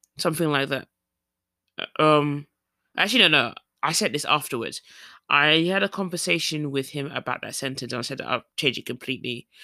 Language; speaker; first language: English; native; English